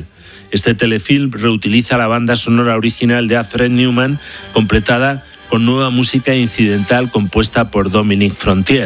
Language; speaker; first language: Spanish; native; Spanish